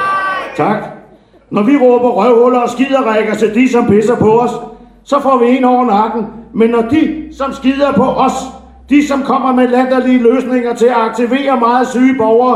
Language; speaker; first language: Danish; native; Danish